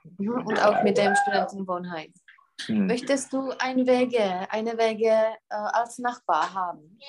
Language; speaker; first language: German; non-native, fluent; Czech